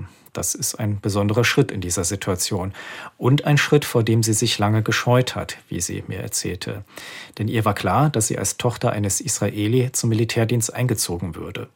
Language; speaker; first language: German; native; German